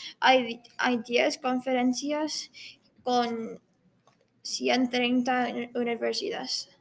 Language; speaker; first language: Spanish; non-native, learner; English